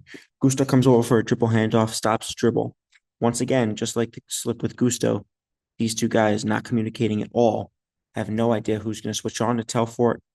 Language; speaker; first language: English; native; English